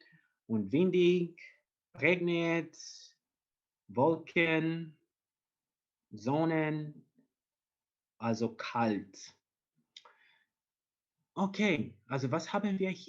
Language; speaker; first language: German; non-native, learner; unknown